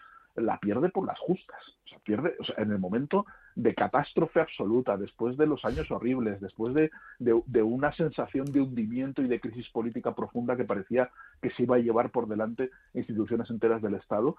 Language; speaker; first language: Spanish; native; Spanish